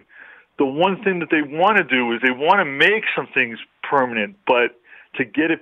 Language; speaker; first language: English; native; English